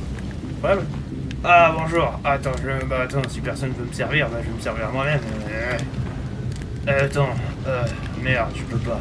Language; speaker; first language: French; native; French